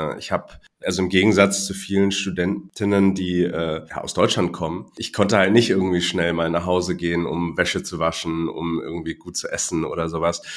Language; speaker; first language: German; non-native, fluent; Cantonese